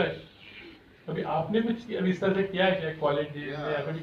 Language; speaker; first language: Hindi; native; Hindi